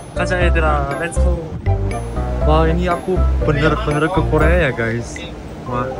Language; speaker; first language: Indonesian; non-native, fluent; Korean